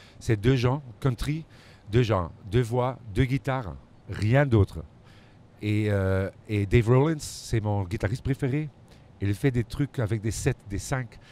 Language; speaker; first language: French; non-native, local second language; Dutch